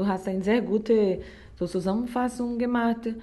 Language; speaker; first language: German; non-native, learner; Portuguese